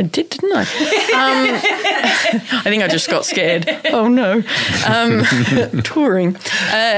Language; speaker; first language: English; native; English